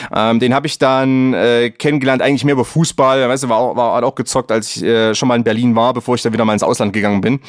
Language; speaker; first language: German; native; German